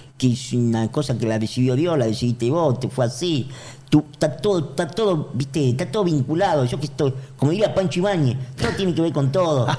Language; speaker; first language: Spanish; native; Spanish